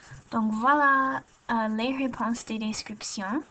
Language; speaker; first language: French; non-native, fluent; English